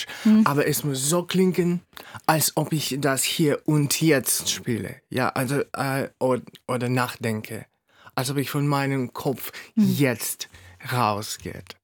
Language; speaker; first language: German; non-native, fluent; Russian